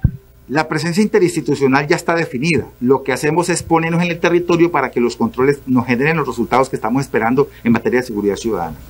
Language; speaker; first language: Spanish; native; Spanish